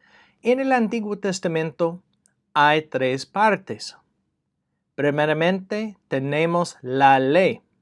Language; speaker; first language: Spanish; non-native, fluent; English